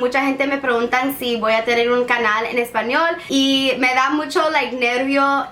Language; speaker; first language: Spanish; early bilingual, other home language; English